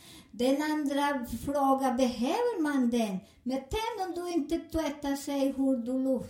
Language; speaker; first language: Swedish; non-native, learner; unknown